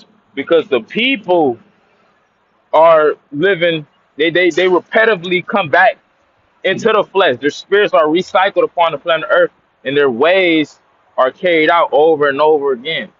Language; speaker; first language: English; native; English